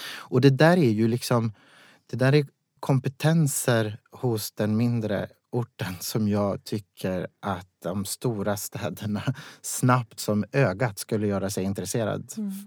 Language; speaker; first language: Swedish; native; Swedish